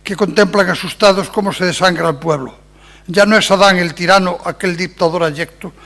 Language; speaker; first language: Spanish; non-native, local second language; Galician